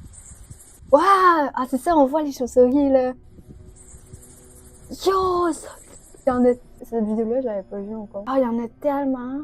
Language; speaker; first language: French; native; French